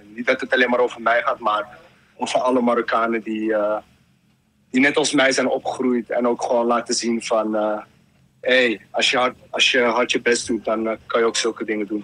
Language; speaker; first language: Dutch; early bilingual, other home language; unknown